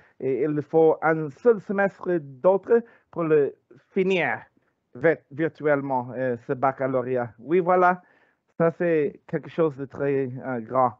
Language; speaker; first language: French; non-native, learner; English